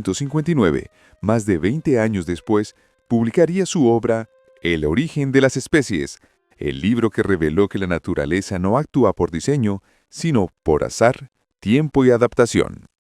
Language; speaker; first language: Spanish; native; Spanish